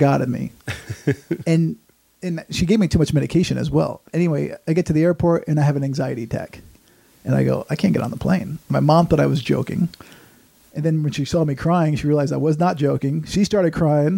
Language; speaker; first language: English; native; English